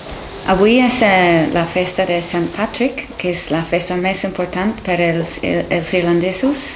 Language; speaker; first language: Catalan; non-native, learner; English